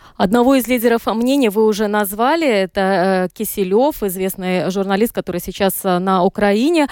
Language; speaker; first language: Russian; native; Russian